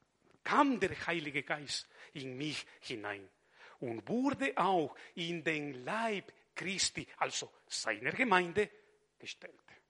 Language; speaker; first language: German; non-native, fluent; Spanish